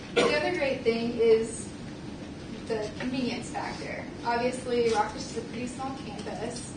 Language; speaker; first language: English; native; English